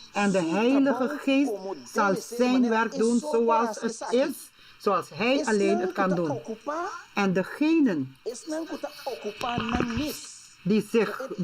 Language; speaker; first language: Dutch; non-native, local second language; Papiamento